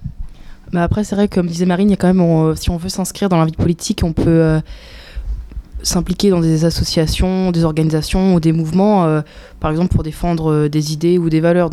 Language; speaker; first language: French; native; French